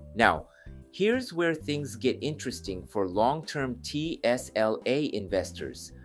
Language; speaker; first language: English; non-native, fluent; Japanese